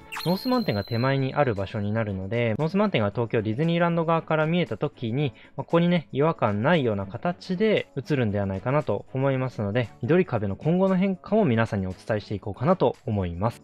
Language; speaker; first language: Japanese; native; Japanese